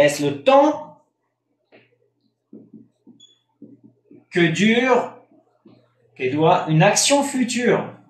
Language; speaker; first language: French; non-native, fluent; Spanish